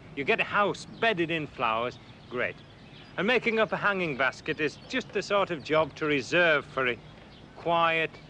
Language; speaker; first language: English; native; English